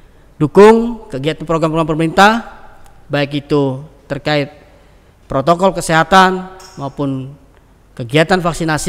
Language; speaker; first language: Indonesian; native; Indonesian